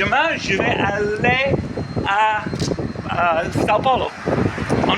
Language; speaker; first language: French; non-native, fluent; English